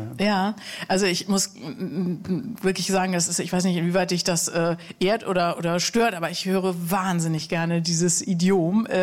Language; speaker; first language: German; native; German